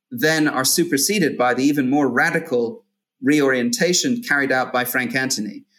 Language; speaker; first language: English; native; English